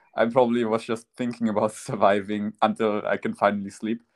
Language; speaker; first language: English; non-native, fluent; German